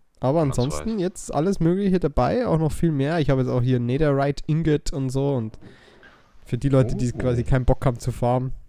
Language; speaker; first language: German; native; German